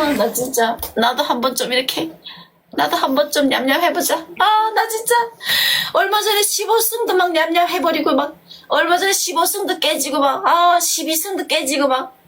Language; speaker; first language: Korean; native; Korean